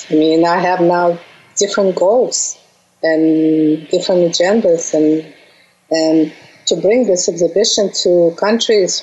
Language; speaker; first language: English; non-native, fluent; Russian